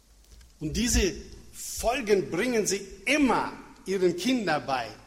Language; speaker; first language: German; non-native, fluent; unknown